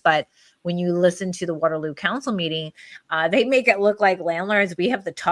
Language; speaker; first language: English; native; English